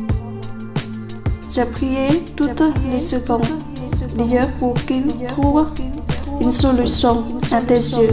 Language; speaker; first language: French; non-native, learner; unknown